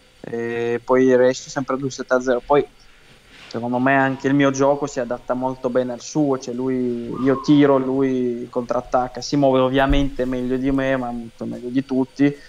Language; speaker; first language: Italian; non-native, fluent; Russian